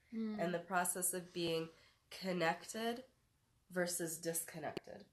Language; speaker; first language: English; native; English